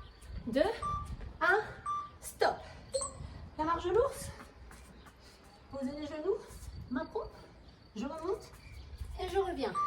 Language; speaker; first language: French; native; French